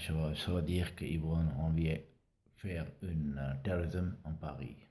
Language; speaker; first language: French; non-native, learner; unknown